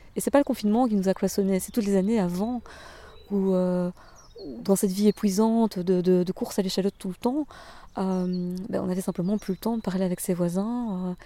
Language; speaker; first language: French; native; French